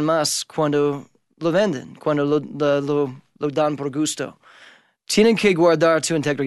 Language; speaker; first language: Spanish; non-native, fluent; English